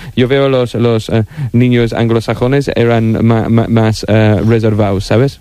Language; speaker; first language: Spanish; non-native, fluent; English